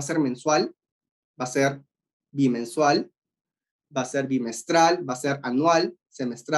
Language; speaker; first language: Spanish; native; Spanish